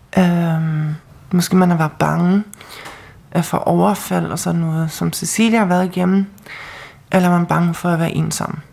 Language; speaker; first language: Danish; non-native, local second language; Faroese